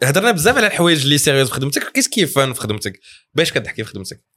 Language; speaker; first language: Arabic; native; Arabic